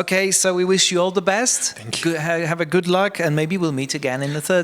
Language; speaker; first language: English; non-native, fluent; Polish